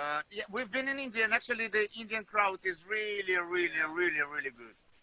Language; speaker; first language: English; non-native, fluent; Russian